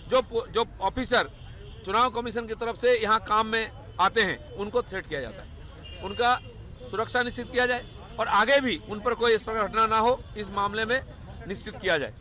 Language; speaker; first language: Hindi; non-native, local second language; Bangla